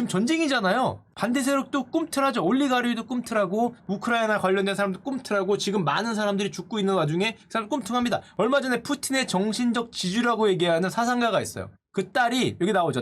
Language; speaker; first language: Korean; native; Korean